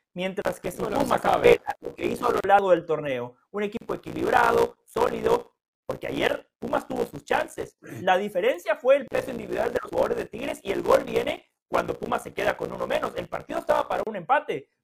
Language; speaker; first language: Spanish; native; Spanish